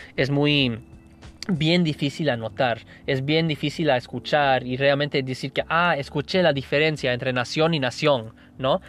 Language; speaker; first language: Spanish; non-native, fluent; English